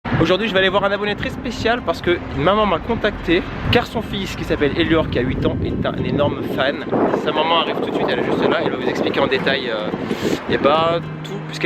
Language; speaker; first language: French; native; French